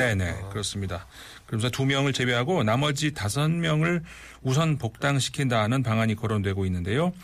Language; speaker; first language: Korean; native; Korean